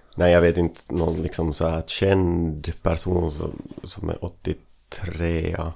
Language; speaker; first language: Swedish; native; Swedish